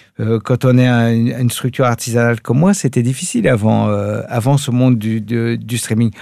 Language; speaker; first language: French; native; French